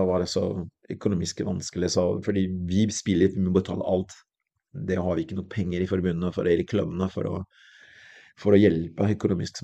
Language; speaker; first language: Norwegian; non-native, fluent; French